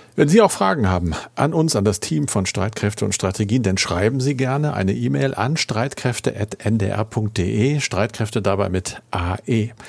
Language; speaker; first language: German; native; German